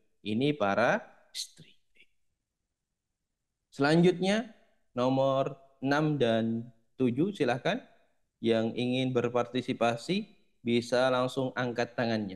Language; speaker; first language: Indonesian; native; Indonesian